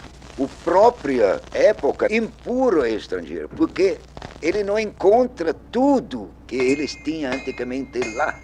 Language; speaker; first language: Portuguese; non-native, learner; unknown